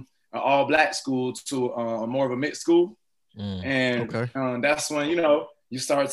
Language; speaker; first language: English; native; English